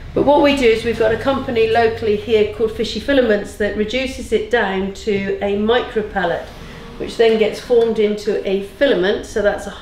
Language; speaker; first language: English; native; English